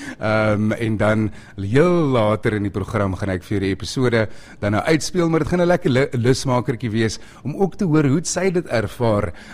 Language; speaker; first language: Afrikaans; native; Afrikaans